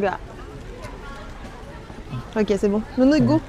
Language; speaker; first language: Indonesian; non-native, learner; Arabic